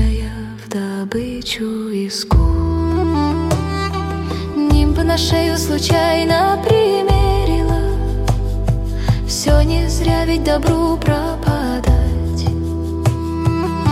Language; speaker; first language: Russian; native; Russian